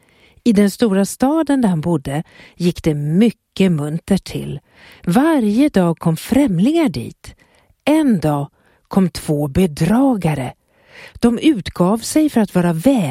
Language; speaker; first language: Swedish; native; Swedish